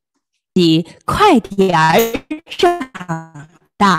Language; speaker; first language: Chinese; early bilingual, heritage; Chinese